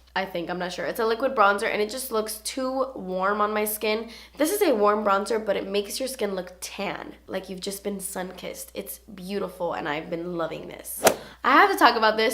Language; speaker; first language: English; native; English